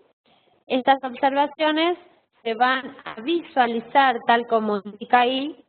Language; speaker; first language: Spanish; native; Spanish